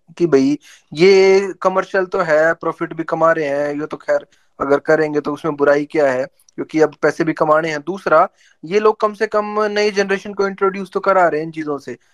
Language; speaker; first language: Hindi; native; Hindi